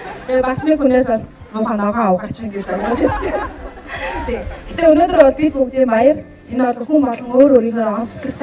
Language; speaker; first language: Mongolian; native; Mongolian